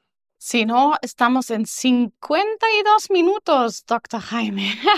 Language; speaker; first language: Spanish; non-native, learner; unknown